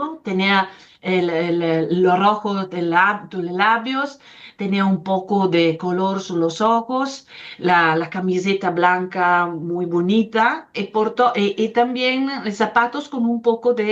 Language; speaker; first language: Spanish; non-native, fluent; Italian